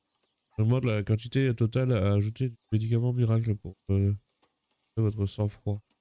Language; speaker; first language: French; native; French